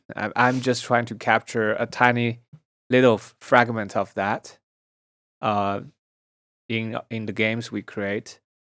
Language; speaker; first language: English; non-native, fluent; Chinese